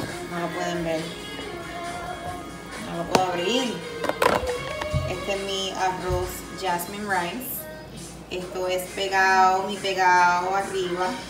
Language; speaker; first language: Spanish; early bilingual, heritage; Spanish